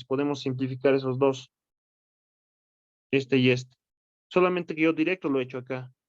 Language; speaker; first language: Spanish; native; Spanish